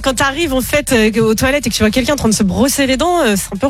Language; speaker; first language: French; native; French